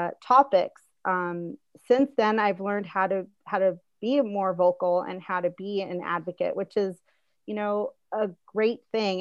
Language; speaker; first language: English; early bilingual, other home language; Spanish